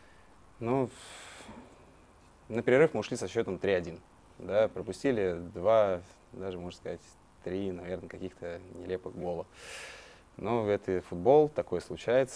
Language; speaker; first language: Russian; native; Russian